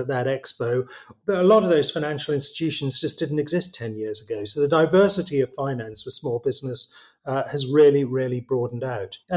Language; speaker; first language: English; native; English